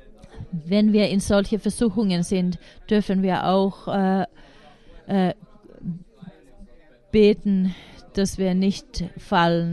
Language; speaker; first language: German; non-native, fluent; Finnish